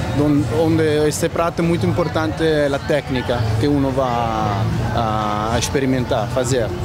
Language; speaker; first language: Portuguese; non-native, learner; Italian